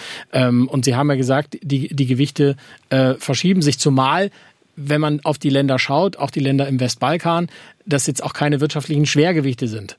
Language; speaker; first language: German; native; German